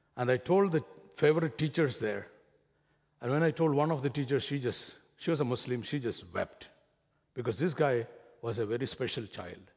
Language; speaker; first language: English; non-native, local second language; Malayalam